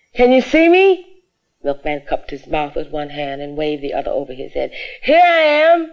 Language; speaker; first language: English; native; English